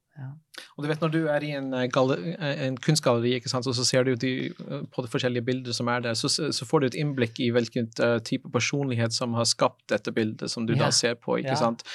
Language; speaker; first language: Norwegian; non-native, fluent; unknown